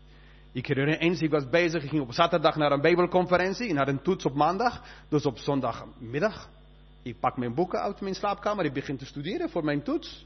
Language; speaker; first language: Dutch; non-native, fluent; Spanish